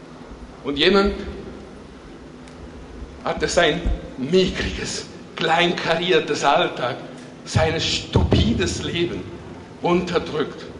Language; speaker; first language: German; non-native, fluent; Italian